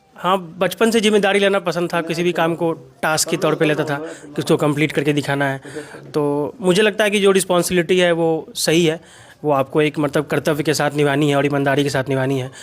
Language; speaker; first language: Hindi; native; Hindi